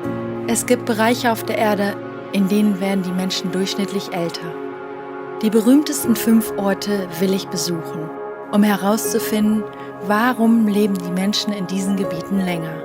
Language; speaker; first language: German; native; German